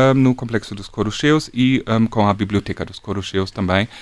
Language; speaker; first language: Portuguese; non-native, fluent; German